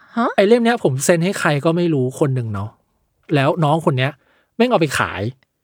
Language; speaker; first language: Thai; early bilingual, other home language; Chinese